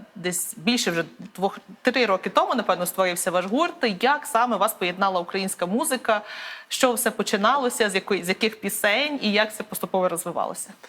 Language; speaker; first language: Ukrainian; native; Ukrainian